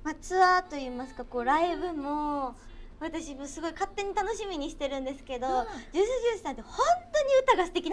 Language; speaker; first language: Japanese; native; Japanese